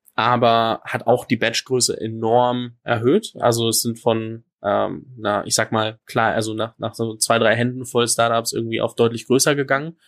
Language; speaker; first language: German; native; German